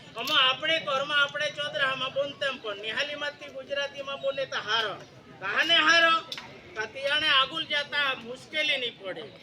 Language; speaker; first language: Gujarati; non-native, local second language; Bhili